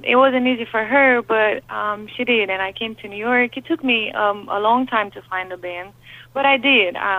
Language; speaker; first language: English; non-native, fluent; Romanian